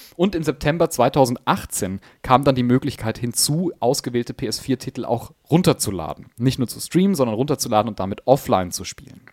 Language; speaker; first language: German; native; German